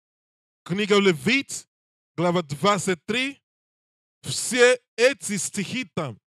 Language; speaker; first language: Russian; non-native, learner; English